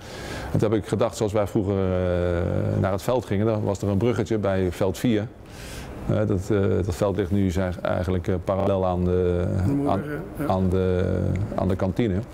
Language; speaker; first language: Dutch; native; Dutch